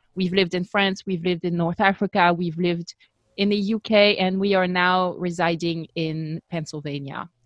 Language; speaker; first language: English; non-native, fluent; French